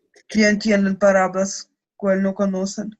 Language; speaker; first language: Spanish; non-native, learner; Russian